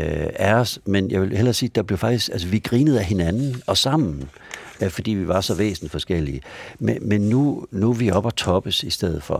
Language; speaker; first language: Danish; native; Danish